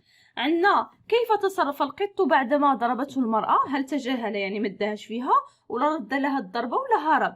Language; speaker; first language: Arabic; native; Arabic